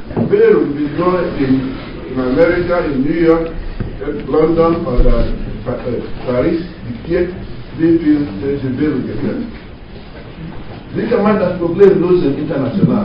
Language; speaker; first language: German; non-native, fluent; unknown